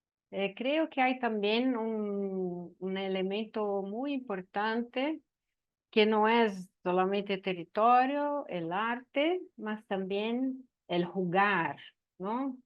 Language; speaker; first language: Spanish; non-native, learner; Portuguese